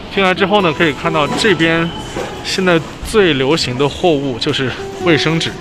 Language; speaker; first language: Chinese; native; Chinese